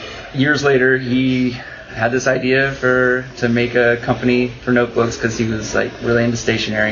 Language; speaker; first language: English; native; English